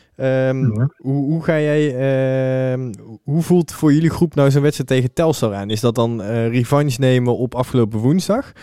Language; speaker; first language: Dutch; native; Dutch